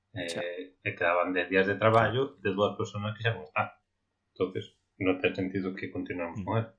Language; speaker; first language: Galician; non-native, local second language; Spanish